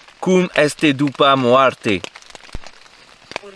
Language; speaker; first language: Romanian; non-native, learner; French